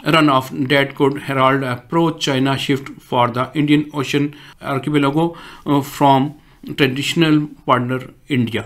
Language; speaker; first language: English; non-native, local second language; Urdu